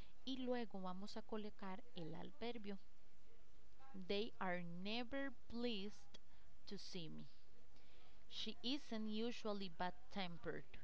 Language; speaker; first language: English; non-native, fluent; Spanish